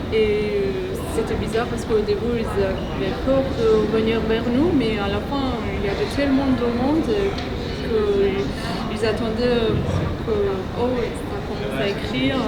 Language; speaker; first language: French; non-native, fluent; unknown